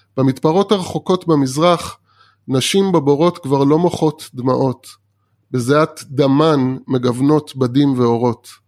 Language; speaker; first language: Hebrew; early bilingual, other home language; Persian